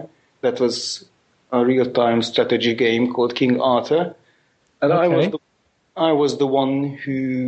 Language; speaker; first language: English; non-native, fluent; Hungarian